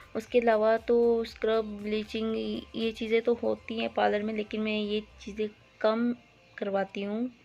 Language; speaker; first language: Hindi; non-native, local second language; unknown